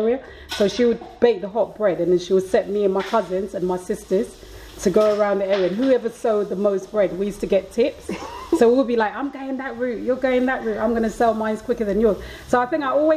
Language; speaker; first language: English; early bilingual, other home language; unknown